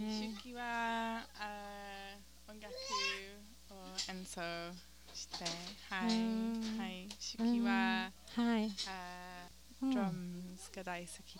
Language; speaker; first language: Japanese; non-native, learner; English